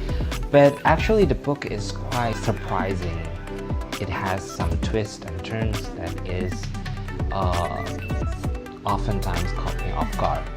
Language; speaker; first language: English; non-native, fluent; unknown